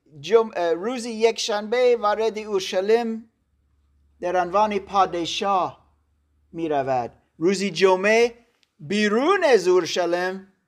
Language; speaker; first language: Persian; non-native, learner; German